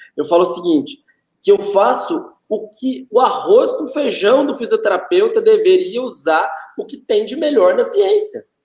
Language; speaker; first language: Portuguese; native; Portuguese